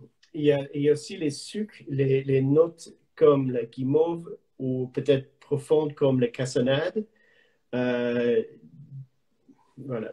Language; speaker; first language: French; non-native, learner; English